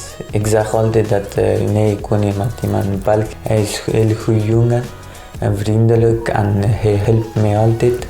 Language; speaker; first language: Dutch; non-native, learner; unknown